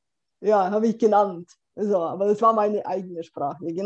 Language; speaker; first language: German; non-native, fluent; Bulgarian